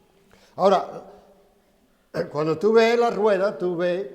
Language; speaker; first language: Spanish; non-native, fluent; English